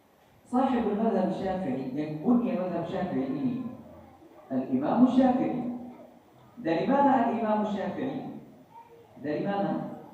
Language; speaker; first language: Indonesian; non-native, fluent; Arabic